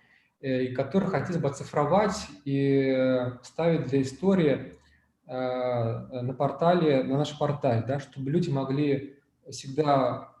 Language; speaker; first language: Russian; native; Russian